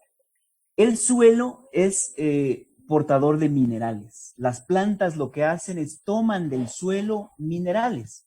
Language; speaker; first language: Spanish; native; Spanish